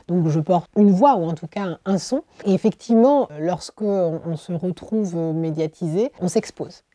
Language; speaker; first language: French; early bilingual, other home language; Kabyle